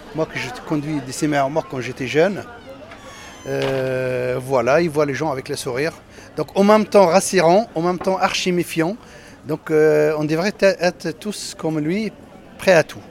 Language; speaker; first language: French; non-native, local second language; Arabic